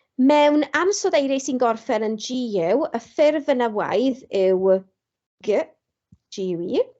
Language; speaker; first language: Welsh; non-native, local second language; English